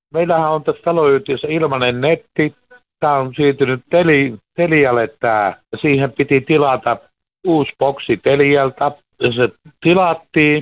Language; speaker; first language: Finnish; native; Finnish